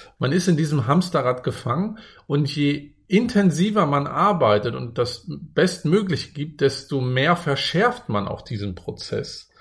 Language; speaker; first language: German; native; German